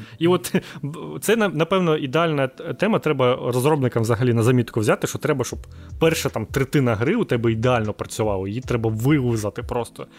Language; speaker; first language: Ukrainian; native; Ukrainian